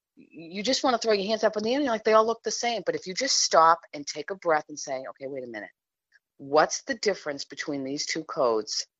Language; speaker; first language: English; native; English